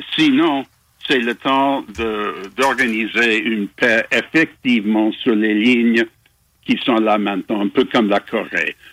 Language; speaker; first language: French; non-native, local second language; English